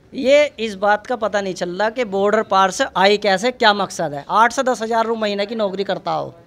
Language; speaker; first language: Hindi; native; Hindi